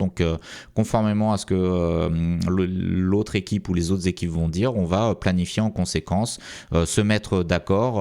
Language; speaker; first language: French; native; French